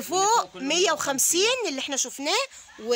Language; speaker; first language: Arabic; native; Arabic